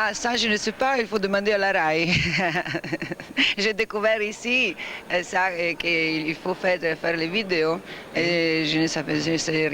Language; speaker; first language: French; non-native, fluent; Italian